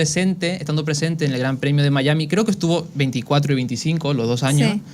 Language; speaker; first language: Spanish; native; Spanish